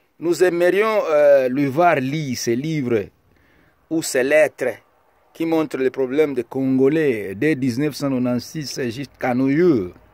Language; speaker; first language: French; non-native, local second language; Lingala